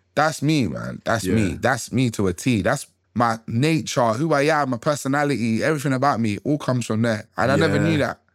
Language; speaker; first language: English; early bilingual, other home language; Krio